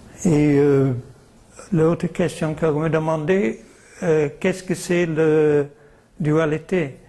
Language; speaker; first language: French; non-native, learner; English